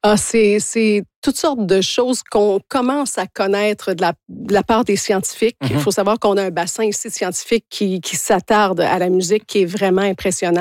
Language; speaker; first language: French; native; French